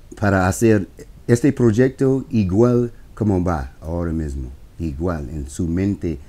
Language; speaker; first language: Spanish; non-native, learner; English